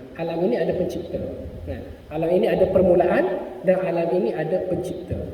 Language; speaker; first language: Malay; native; Malay